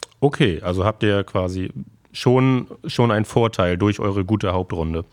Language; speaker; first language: German; native; German